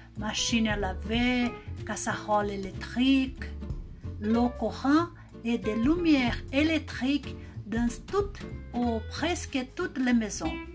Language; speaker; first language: French; non-native, learner; Portuguese